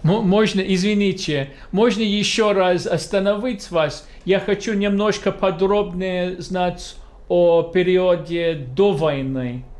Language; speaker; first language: Russian; non-native, fluent; English